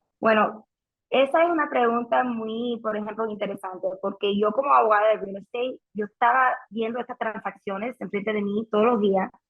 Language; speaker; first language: Spanish; early bilingual, heritage; Spanish